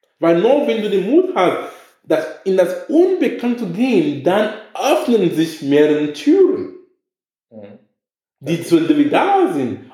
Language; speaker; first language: German; non-native, fluent; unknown